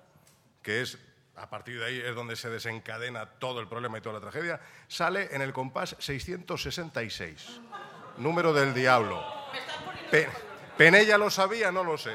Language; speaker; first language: Spanish; native; Spanish